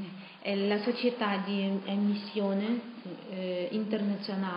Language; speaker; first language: Italian; non-native, fluent; Russian